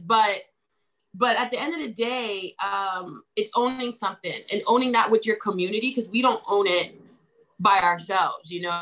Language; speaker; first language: English; native; English